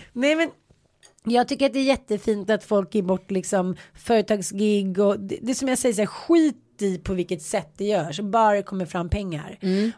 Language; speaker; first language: Swedish; native; Swedish